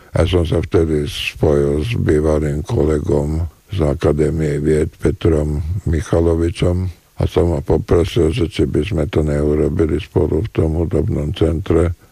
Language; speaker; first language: Slovak; native; Slovak